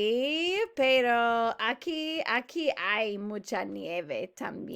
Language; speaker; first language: Spanish; non-native, fluent; English